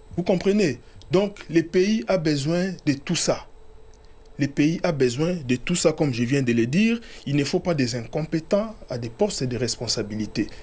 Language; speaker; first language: French; non-native, local second language; Lingala